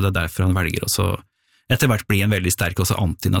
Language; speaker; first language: Norwegian; native; Norwegian